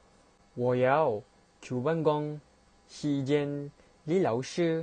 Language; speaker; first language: Chinese; non-native, learner; Malay